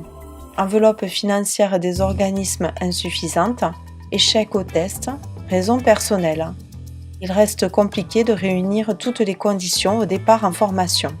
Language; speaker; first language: French; native; French